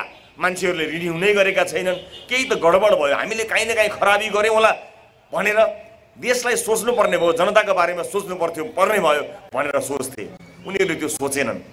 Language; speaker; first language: Nepali; native; Nepali